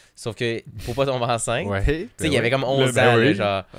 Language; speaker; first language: French; native; French